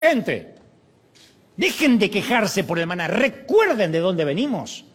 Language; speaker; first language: Spanish; native; Spanish